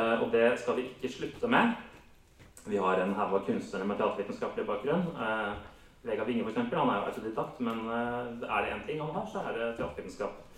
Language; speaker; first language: Norwegian; native; Norwegian